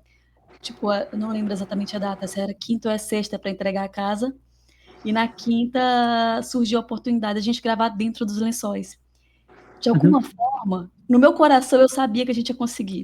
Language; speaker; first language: Portuguese; native; Portuguese